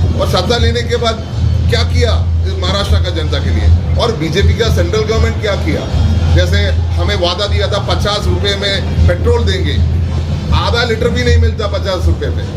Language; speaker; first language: Hindi; non-native, local second language; Malayalam